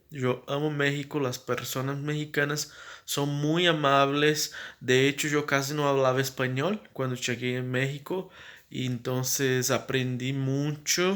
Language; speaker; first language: Spanish; non-native, fluent; Portuguese